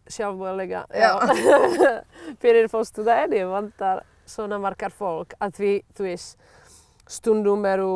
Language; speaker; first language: Icelandic; non-native, learner; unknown